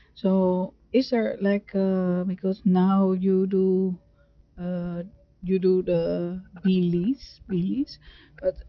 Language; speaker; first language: English; non-native, fluent; Dutch